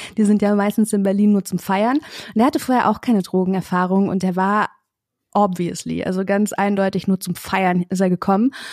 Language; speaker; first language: German; native; German